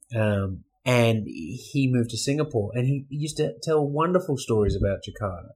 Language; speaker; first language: English; native; English